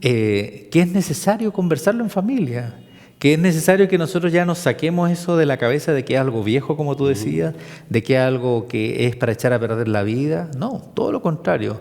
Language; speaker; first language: Spanish; native; Spanish